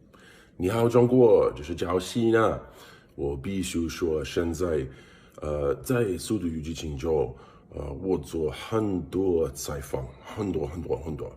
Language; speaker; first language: Chinese; non-native, learner; English